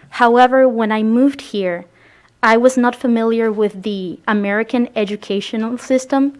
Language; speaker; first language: English; early bilingual, other home language; Spanish